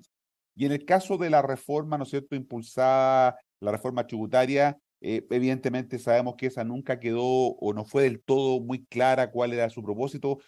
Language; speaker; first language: Spanish; native; Spanish